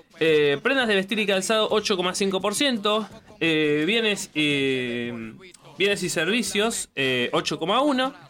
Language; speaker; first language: Spanish; native; Spanish